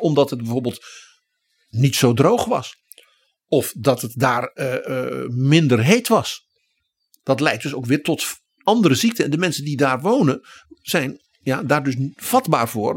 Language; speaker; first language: Dutch; native; Dutch